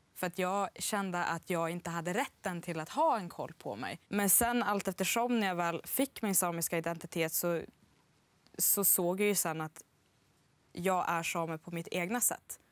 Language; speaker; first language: Swedish; native; Swedish